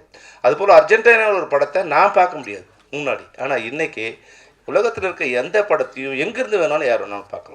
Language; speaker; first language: Tamil; native; Tamil